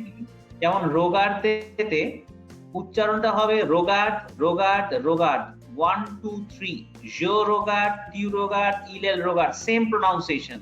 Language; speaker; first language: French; non-native, fluent; Bangla